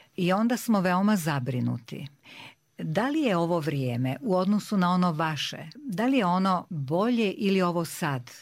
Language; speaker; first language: Serbian; native; Serbian